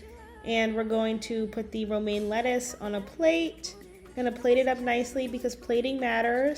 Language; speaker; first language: English; native; English